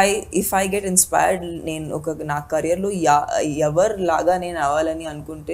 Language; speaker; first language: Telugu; non-native, fluent; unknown